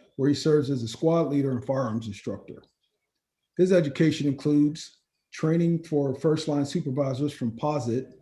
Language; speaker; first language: English; native; English